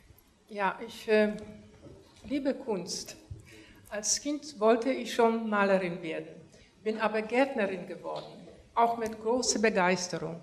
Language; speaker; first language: German; non-native, fluent; Polish